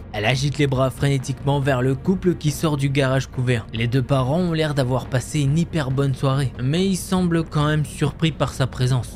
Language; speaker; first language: French; native; French